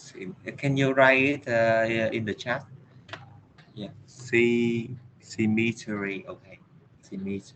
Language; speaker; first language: English; non-native, learner; Vietnamese